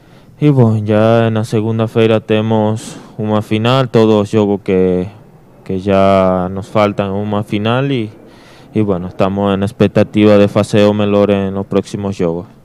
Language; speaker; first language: Portuguese; non-native, learner; Spanish